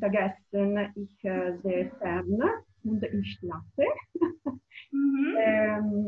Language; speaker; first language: German; non-native, learner; Italian